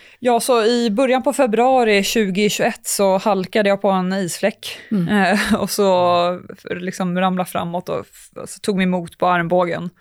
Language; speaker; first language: Swedish; native; Swedish